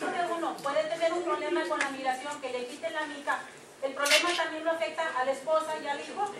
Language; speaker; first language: Spanish; native; Spanish